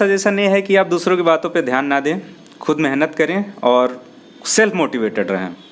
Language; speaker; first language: Hindi; native; Hindi